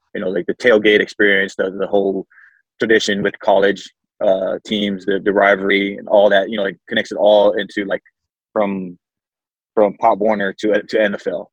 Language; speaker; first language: English; early bilingual, other home language; Samoan